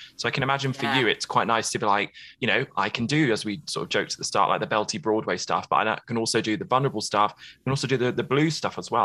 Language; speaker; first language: English; native; English